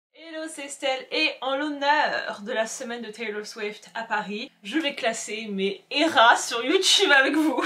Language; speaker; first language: French; native; French